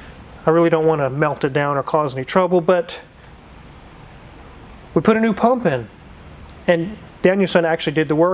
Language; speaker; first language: English; native; English